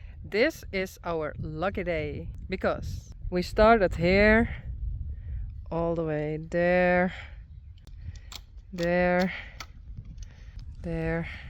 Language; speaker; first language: English; non-native, learner; Western Frisian